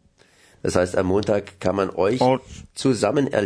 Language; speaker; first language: German; native; German